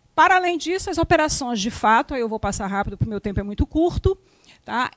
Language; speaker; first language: Portuguese; native; Portuguese